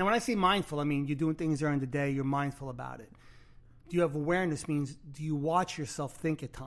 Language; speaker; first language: English; native; English